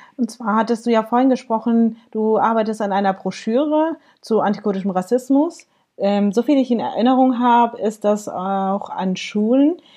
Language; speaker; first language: German; early bilingual, other home language; Kurdish